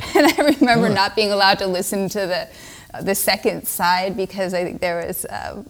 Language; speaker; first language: English; native; English